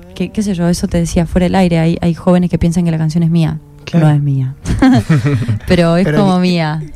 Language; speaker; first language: Spanish; native; Spanish